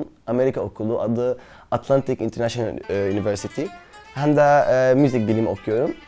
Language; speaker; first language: Turkish; non-native, fluent; Arabic